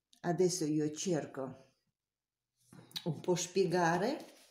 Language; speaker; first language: Italian; non-native, learner; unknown